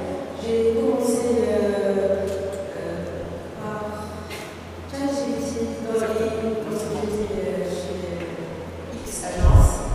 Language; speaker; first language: French; non-native, local second language; Arabic